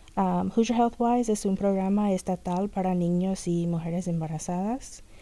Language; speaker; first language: Spanish; non-native, fluent; English